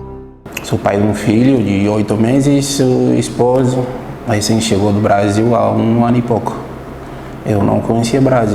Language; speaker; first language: Portuguese; non-native, fluent; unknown